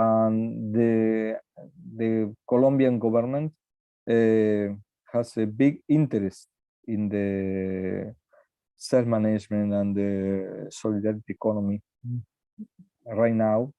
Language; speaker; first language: English; non-native, learner; Spanish